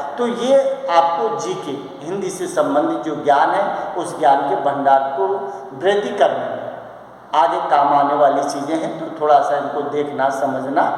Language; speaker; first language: Hindi; native; Hindi